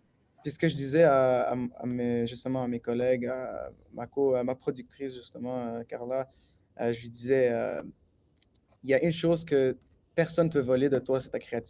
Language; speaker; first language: French; native; French